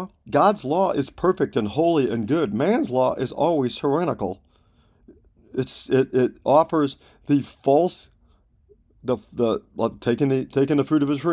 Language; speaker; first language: English; native; English